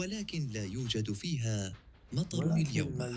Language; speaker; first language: Arabic; non-native, learner; English